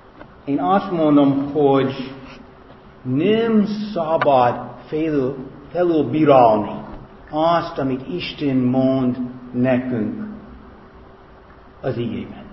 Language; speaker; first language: Hungarian; non-native, fluent; English